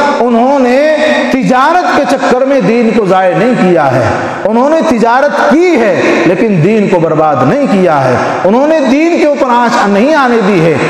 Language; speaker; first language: Urdu; native; Urdu